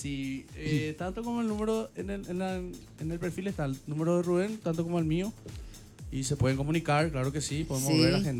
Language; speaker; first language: Portuguese; early bilingual, heritage; Portuguese